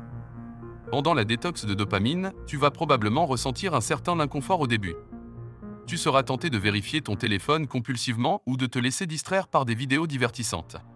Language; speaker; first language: French; native; French